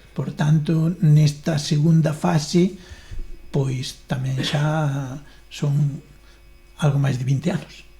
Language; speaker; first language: Galician; native; Galician